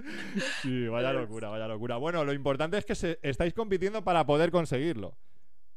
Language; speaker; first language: Spanish; native; Spanish